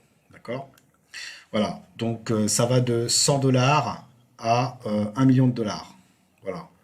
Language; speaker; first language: French; native; French